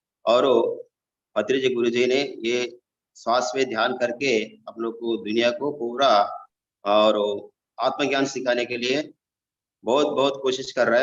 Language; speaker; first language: Hindi; non-native, local second language; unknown